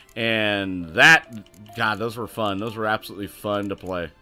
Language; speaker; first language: English; native; English